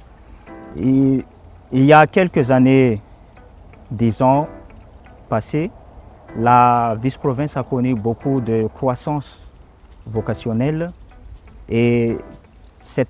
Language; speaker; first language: French; non-native, local second language; Malagasy